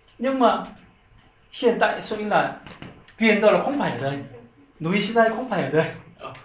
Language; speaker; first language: Vietnamese; non-native, learner; Korean